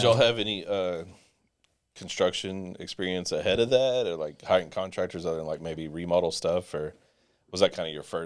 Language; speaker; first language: English; native; English